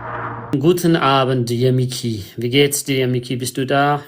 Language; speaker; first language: German; non-native, fluent; Amharic